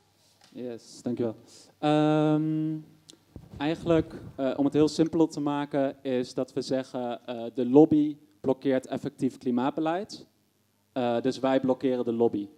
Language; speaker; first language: Dutch; native; Dutch